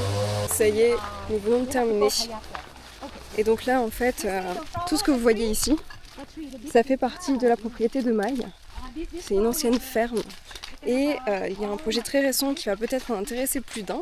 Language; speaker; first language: French; native; French